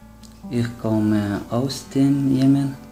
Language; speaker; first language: German; non-native, learner; Arabic